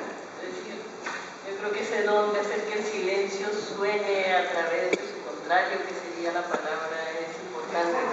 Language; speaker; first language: Spanish; native; Spanish